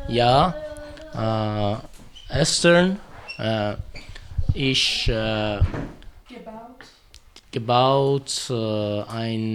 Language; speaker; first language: German; non-native, learner; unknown